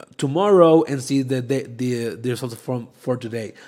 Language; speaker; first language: English; non-native, fluent; Spanish